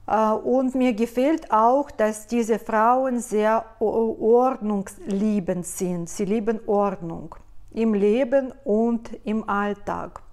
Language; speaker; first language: German; non-native, fluent; Russian